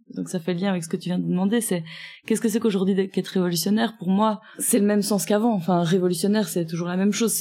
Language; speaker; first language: French; native; French